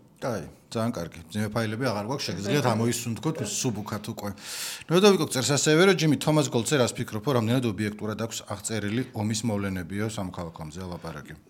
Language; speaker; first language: Georgian; native; Georgian